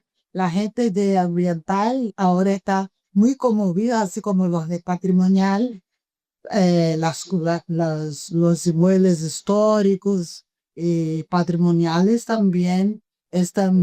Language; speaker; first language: Spanish; non-native, fluent; Portuguese